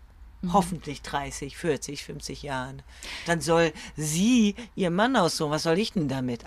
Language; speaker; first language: German; early bilingual, other home language; French